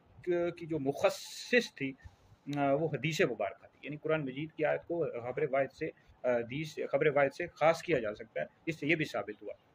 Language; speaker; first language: Urdu; native; Urdu